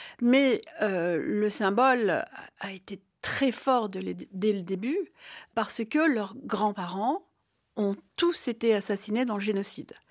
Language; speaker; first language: French; native; French